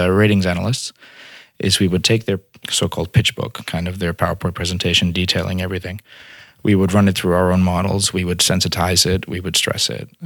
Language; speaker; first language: English; native; English